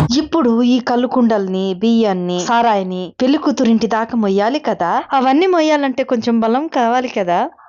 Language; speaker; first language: Telugu; non-native, local second language; Koya